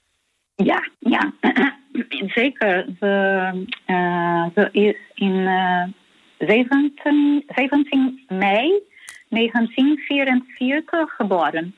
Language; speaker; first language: Dutch; non-native, learner; Portuguese